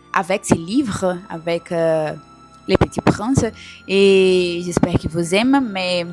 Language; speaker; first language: French; non-native, learner; Portuguese